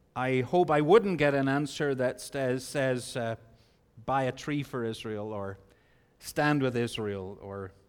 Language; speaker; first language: English; native; English